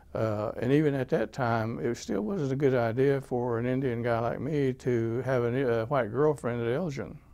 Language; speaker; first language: English; native; English